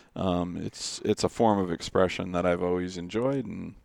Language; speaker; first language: English; native; English